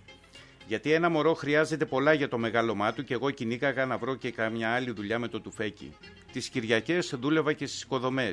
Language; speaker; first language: Greek; native; Greek